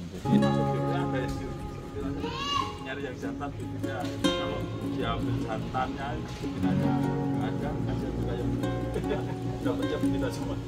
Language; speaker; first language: Indonesian; non-native, local second language; Javanese